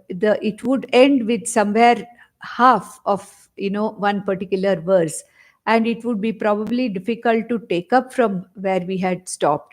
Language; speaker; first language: English; non-native, local second language; Konkani